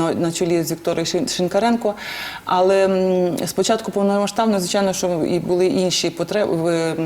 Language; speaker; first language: Ukrainian; native; Ukrainian